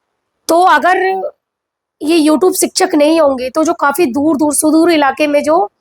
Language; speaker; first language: Hindi; native; Hindi